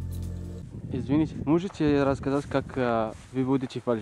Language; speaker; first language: Russian; non-native, learner; Arabic